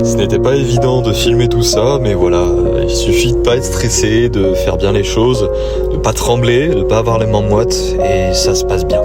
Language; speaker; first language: French; native; French